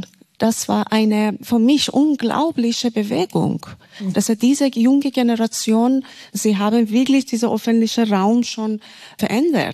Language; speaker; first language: German; non-native, fluent; Persian